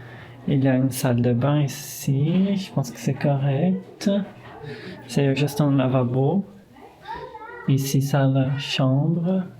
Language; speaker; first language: French; non-native, fluent; Portuguese